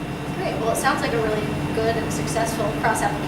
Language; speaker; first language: English; native; English